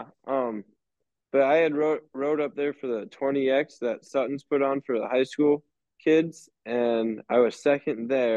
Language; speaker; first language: English; native; English